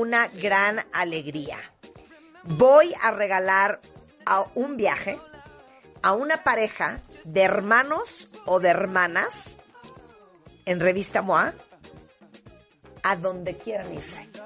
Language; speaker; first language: Spanish; native; Spanish